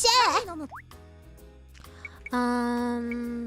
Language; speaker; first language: Japanese; non-native, learner; English